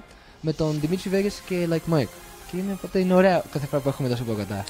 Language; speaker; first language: Greek; early bilingual, heritage; English